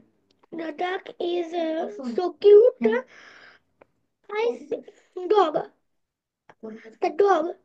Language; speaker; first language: English; non-native, learner; Bangla